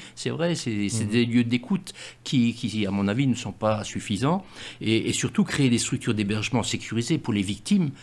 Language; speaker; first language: French; native; French